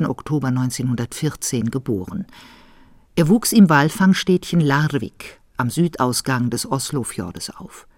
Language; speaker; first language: German; native; German